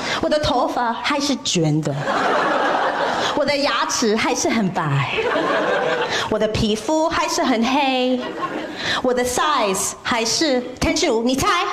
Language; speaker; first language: Chinese; non-native, fluent; English